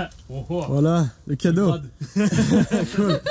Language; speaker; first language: French; native; French